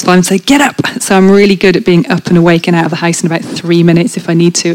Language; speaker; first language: English; native; English